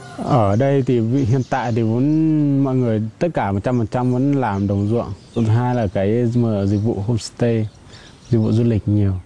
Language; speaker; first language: Vietnamese; non-native, local second language; Iu Mien